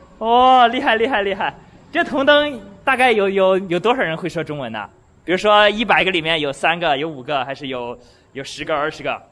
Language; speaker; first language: Chinese; native; Chinese